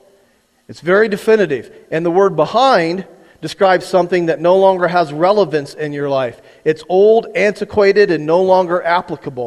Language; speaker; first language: English; native; English